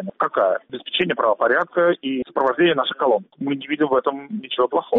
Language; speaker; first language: Russian; native; Russian